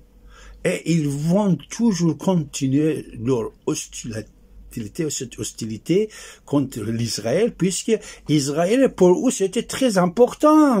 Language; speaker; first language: French; non-native, fluent; Persian